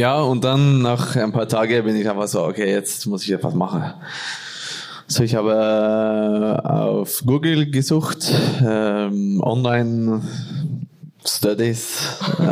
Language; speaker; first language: German; non-native, fluent; Norwegian